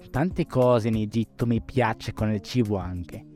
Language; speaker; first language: Italian; non-native, learner; Arabic